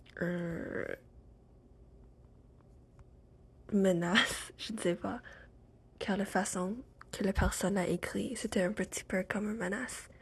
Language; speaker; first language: French; non-native, learner; English